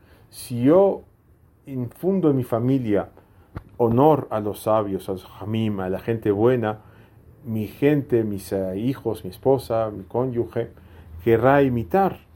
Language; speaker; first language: Spanish; native; Spanish